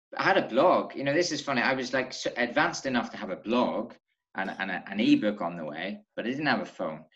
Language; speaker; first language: English; native; English